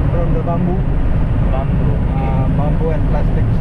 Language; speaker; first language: English; non-native, learner; Indonesian